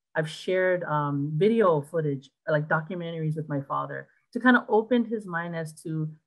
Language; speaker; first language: English; native; English